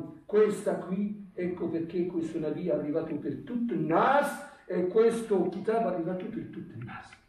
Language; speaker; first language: Italian; non-native, fluent; Arabic